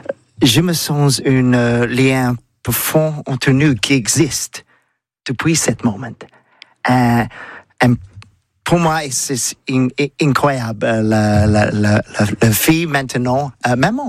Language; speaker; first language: French; non-native, learner; English